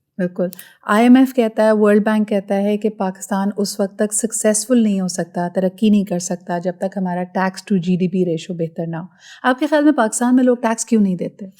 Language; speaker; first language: Urdu; native; Urdu